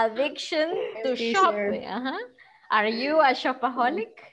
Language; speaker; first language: English; non-native, fluent; Spanish